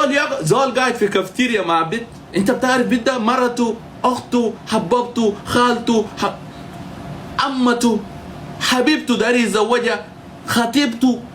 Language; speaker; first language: Arabic; native; Arabic